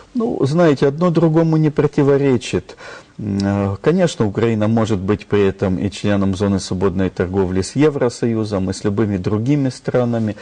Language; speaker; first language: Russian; native; Russian